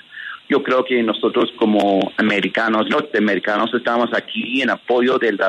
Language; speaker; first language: Spanish; early bilingual, heritage; Spanish